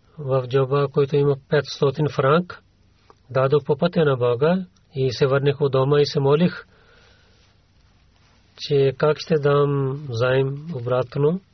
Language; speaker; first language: Bulgarian; non-native, learner; Urdu